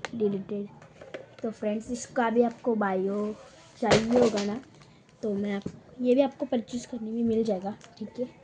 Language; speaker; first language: Hindi; non-native, local second language; Marathi